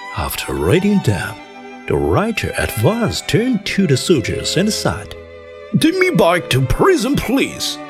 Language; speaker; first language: English; non-native, fluent; Chinese